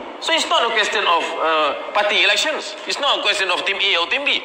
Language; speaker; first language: English; non-native, local second language; Malay